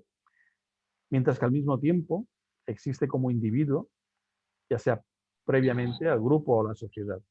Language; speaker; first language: Spanish; native; Spanish